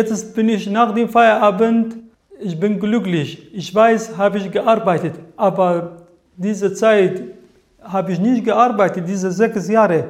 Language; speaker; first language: German; non-native, learner; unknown